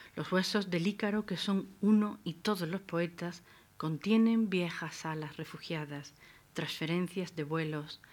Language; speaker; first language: Spanish; native; Spanish